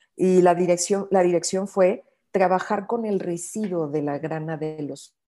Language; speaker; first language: Spanish; native; Spanish